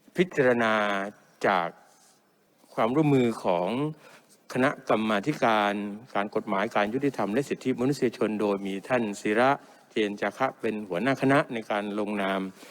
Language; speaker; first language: Thai; non-native, local second language; Pattani Malay